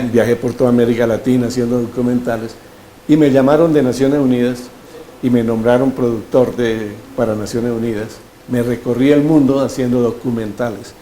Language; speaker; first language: Spanish; native; Spanish